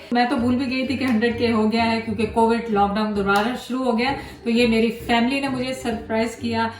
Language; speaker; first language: Urdu; native; Urdu